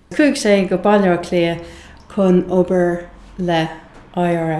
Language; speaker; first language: Irish; non-native, learner; English